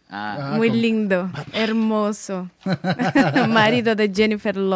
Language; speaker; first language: Spanish; non-native, fluent; Portuguese